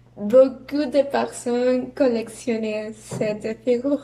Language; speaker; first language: French; non-native, learner; Spanish